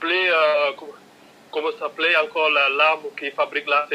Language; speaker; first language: French; non-native, local second language; Wolof